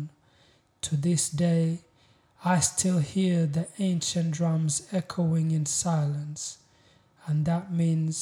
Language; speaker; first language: English; non-native, local second language; Kinyarwanda